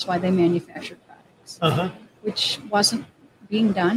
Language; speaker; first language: English; native; English